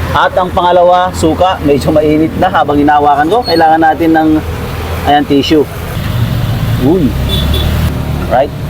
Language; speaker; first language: Filipino; non-native, local second language; Iloko